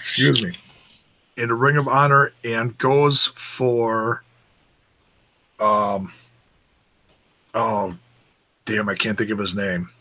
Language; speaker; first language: English; native; English